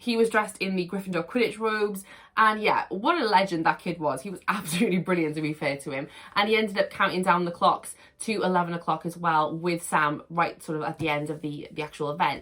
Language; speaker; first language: English; native; English